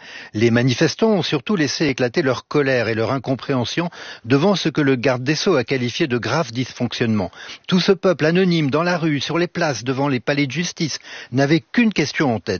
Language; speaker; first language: French; native; French